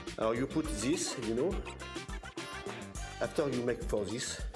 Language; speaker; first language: English; non-native, learner; French